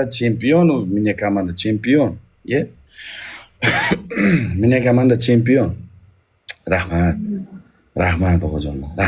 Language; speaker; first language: Russian; non-native, learner; Uzbek